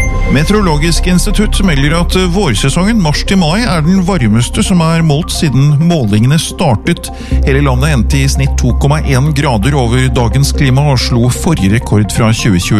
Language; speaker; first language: Norwegian; native; Norwegian